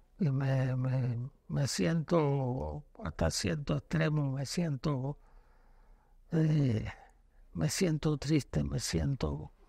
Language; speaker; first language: Spanish; native; Spanish